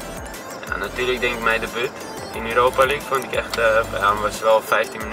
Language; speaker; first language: Dutch; non-native, fluent; Greek